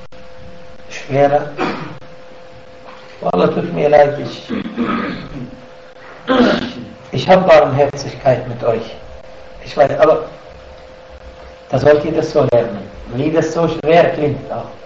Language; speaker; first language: German; non-native, fluent; Arabic